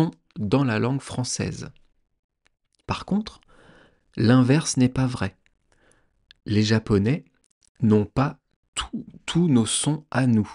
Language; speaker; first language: French; native; French